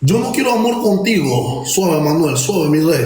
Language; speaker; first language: Spanish; native; Spanish